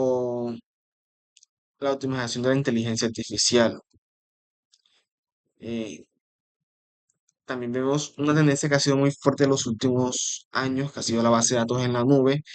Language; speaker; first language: Spanish; native; Spanish